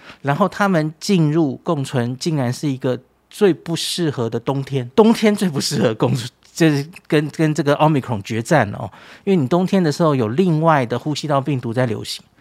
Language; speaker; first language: Chinese; native; Chinese